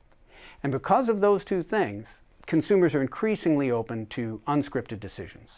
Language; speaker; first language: English; native; English